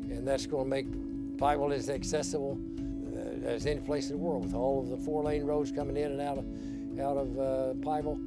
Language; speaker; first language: English; native; English